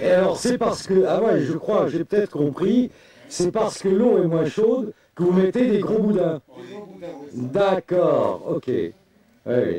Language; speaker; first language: French; native; French